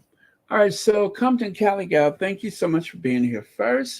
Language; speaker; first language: English; native; English